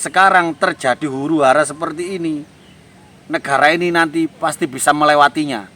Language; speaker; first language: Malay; non-native, local second language; Javanese